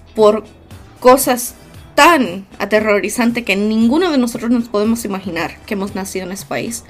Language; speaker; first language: Spanish; early bilingual, heritage; Spanish